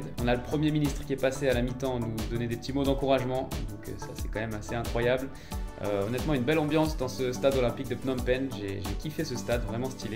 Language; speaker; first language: French; native; French